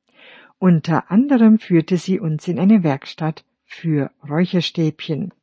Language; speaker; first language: German; native; German